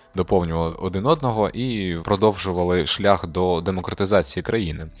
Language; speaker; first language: Ukrainian; non-native, local second language; Russian